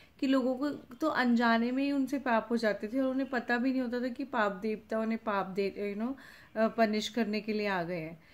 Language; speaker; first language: Hindi; native; Hindi